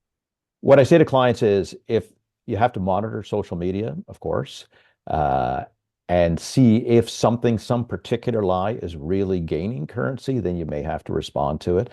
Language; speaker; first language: English; native; English